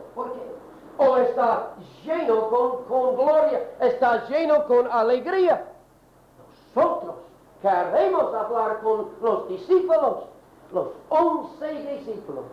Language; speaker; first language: Spanish; non-native, learner; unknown